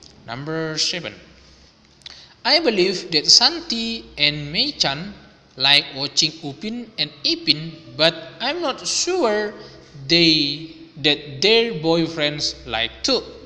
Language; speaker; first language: English; non-native, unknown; Indonesian